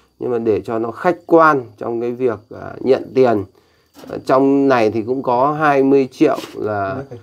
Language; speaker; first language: Vietnamese; native; Vietnamese